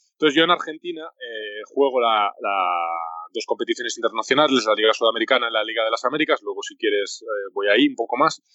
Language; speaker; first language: Spanish; native; Spanish